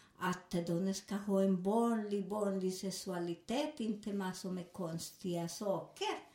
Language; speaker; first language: Swedish; non-native, learner; Spanish